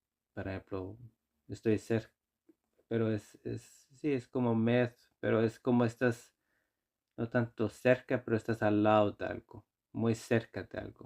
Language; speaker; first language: Spanish; non-native, fluent; Icelandic